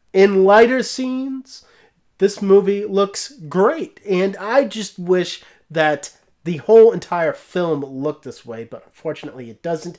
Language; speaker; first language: English; native; English